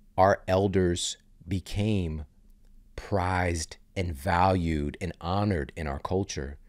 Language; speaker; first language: English; native; English